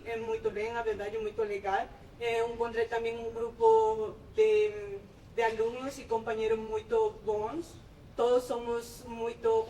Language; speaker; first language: Portuguese; non-native, fluent; Spanish